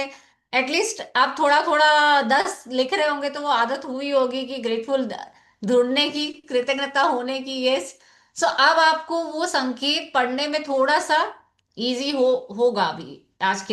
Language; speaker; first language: Hindi; native; Hindi